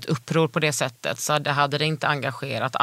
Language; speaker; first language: Swedish; native; Swedish